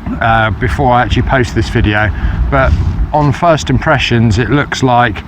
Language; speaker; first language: English; native; English